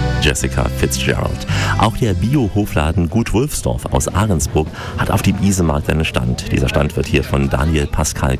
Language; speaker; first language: German; native; German